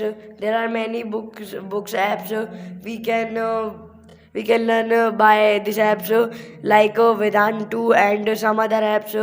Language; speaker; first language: English; non-native, learner; Hindi